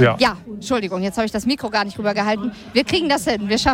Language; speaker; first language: German; native; German